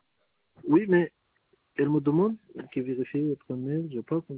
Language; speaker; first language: French; non-native, learner; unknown